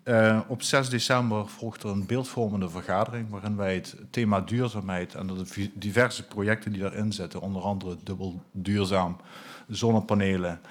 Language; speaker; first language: Dutch; native; Dutch